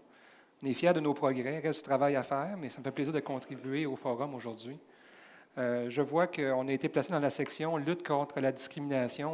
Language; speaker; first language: French; native; French